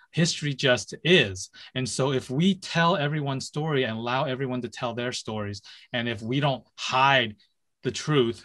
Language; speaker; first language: English; native; English